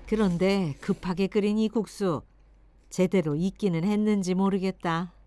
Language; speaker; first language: Korean; native; Korean